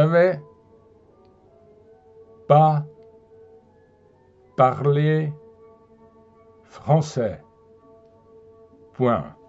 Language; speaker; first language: French; non-native, fluent; German